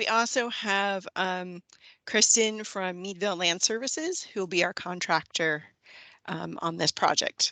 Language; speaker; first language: English; native; English